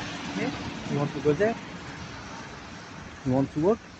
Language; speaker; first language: English; non-native, learner; French